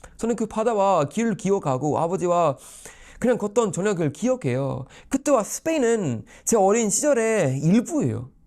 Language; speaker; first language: Korean; non-native, fluent; Swedish